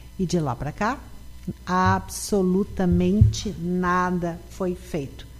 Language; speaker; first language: Portuguese; native; Portuguese